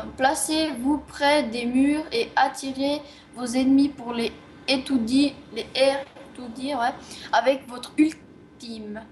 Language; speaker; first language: French; native; French